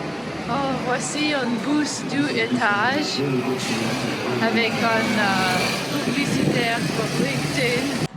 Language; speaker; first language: French; non-native, learner; English